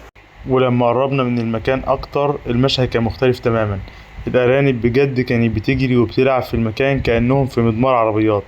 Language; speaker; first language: Arabic; native; Arabic